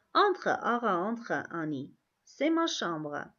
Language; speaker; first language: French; non-native, fluent; Armenian